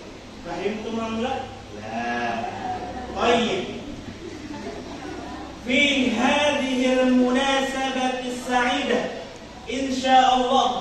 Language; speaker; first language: Arabic; non-native, learner; Indonesian